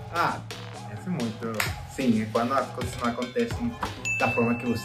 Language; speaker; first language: Portuguese; non-native, fluent; Spanish